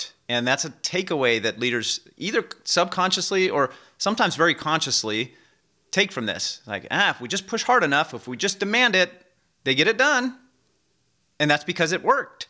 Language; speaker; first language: English; native; English